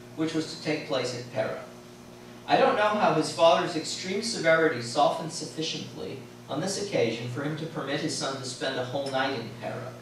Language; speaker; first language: English; native; English